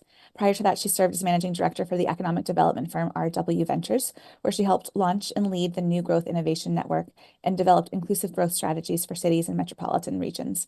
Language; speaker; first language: English; native; English